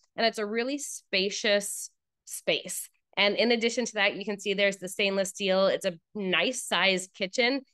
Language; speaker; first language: English; native; English